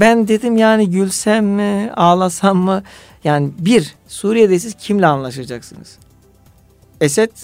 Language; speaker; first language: Turkish; native; Turkish